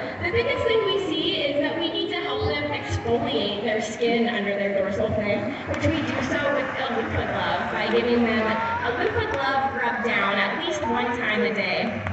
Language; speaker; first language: English; native; English